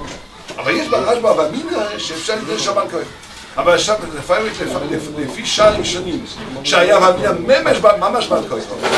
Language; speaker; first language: Hebrew; non-native, fluent; French